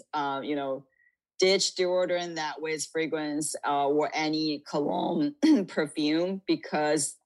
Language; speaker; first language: English; non-native, fluent; Chinese